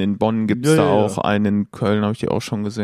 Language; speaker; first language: German; native; German